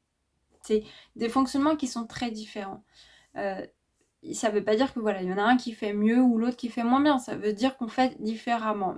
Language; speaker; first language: French; native; French